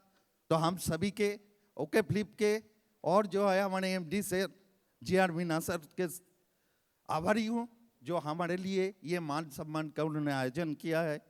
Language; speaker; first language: Hindi; native; Hindi